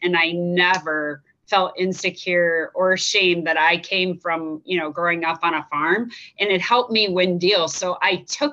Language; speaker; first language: English; native; English